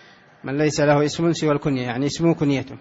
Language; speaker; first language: Arabic; native; Arabic